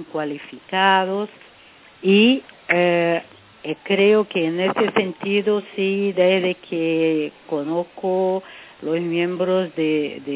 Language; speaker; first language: Spanish; non-native, fluent; Portuguese